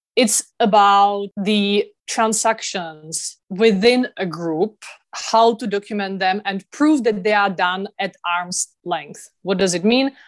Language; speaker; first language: English; non-native, fluent; Czech